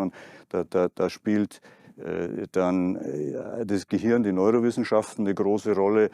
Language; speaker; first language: German; native; German